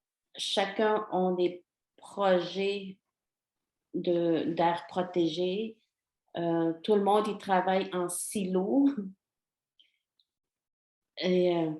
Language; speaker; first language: French; non-native, local second language; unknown